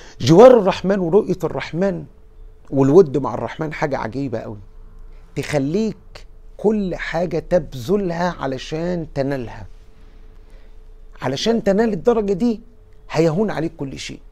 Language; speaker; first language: Arabic; native; Arabic